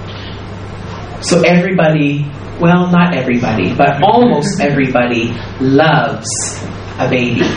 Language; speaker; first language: Japanese; non-native, fluent; English